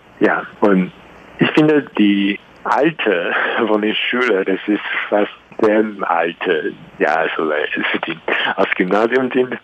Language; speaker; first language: German; non-native, learner; Chinese